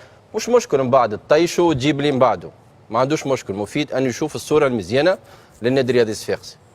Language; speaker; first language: Arabic; native; Arabic